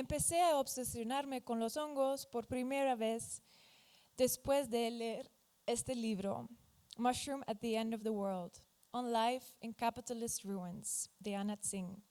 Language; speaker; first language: Spanish; non-native, fluent; Dutch